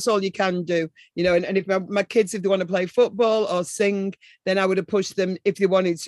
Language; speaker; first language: English; native; English